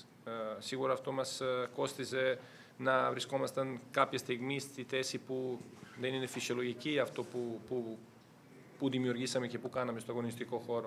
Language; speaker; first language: Greek; non-native, fluent; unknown